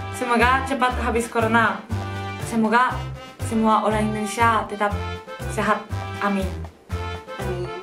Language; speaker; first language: Indonesian; non-native, learner; Japanese